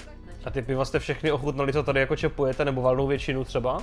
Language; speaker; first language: Czech; native; Czech